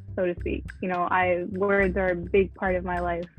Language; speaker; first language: English; early bilingual, other home language; Arabic